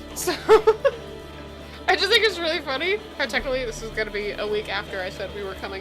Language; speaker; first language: English; native; English